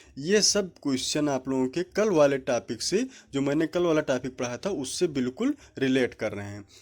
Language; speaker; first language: Hindi; native; Hindi